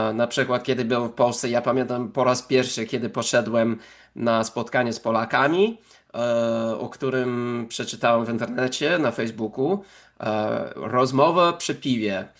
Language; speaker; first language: Polish; non-native, fluent; English